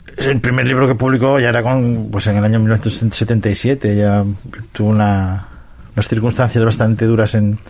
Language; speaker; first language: Spanish; native; Spanish